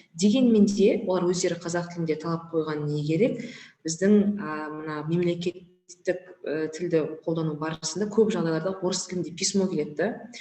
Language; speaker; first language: Kazakh; native; Kazakh